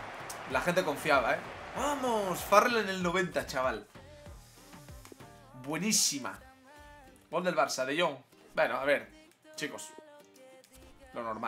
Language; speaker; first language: Spanish; native; Spanish